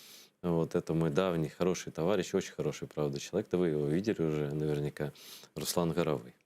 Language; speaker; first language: Russian; native; Russian